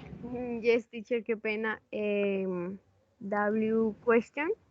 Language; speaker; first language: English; non-native, learner; Spanish